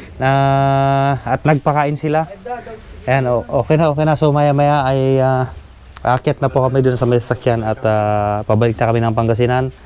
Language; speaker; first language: Filipino; native; Filipino